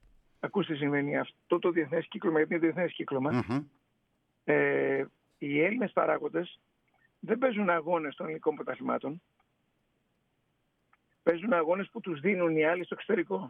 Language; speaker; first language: Greek; native; Greek